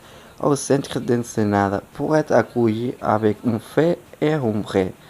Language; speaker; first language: French; non-native, learner; Spanish